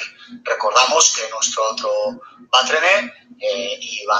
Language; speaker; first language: Spanish; native; Spanish